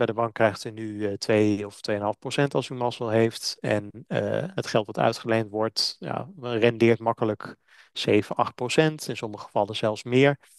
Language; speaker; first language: Dutch; native; Dutch